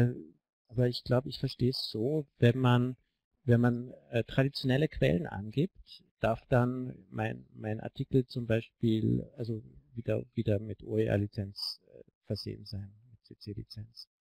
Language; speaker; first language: German; native; German